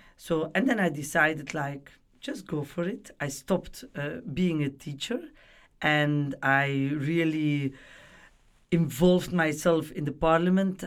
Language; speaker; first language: English; non-native, fluent; Dutch